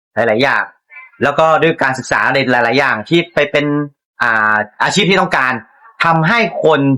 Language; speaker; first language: Thai; native; Thai